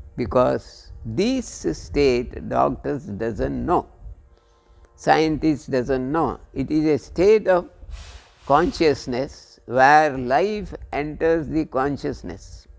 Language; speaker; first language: English; non-native, local second language; Kannada